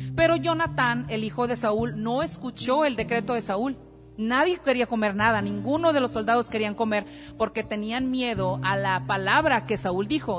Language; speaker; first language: Spanish; native; Spanish